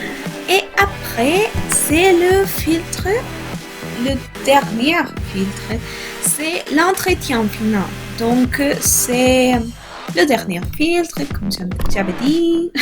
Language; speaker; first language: French; non-native, learner; Spanish